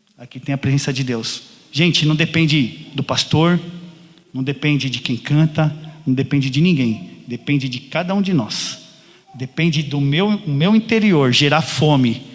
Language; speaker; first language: Portuguese; native; Portuguese